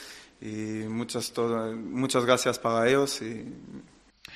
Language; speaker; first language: Spanish; non-native, learner; Hebrew